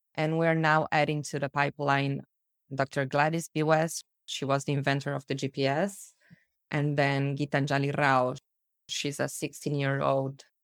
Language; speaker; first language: English; early bilingual, other home language; Portuguese